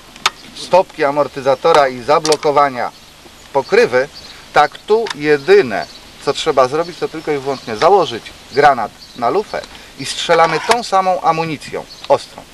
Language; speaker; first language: Polish; native; Polish